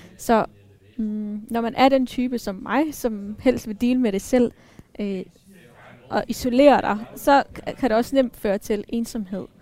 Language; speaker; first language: Danish; early bilingual, other home language; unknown